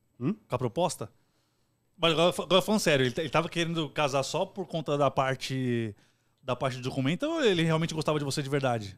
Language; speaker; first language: Portuguese; native; Portuguese